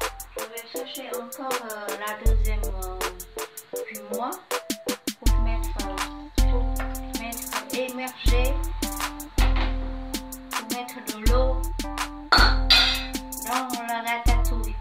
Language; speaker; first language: French; non-native, fluent; Vietnamese